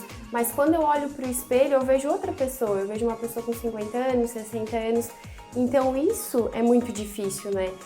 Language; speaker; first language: Portuguese; native; Portuguese